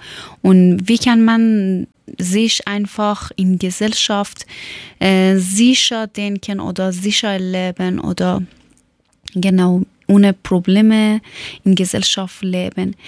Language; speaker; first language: German; non-native, fluent; Persian